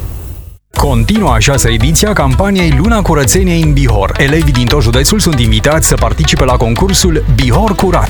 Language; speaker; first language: Romanian; native; Romanian